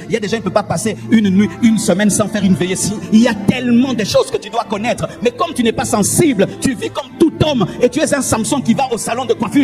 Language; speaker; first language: French; non-native, local second language; Lingala